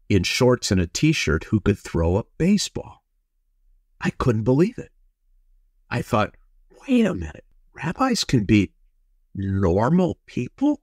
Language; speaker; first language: English; native; English